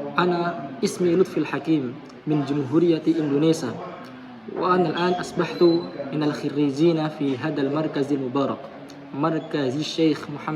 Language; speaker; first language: Arabic; non-native, fluent; Indonesian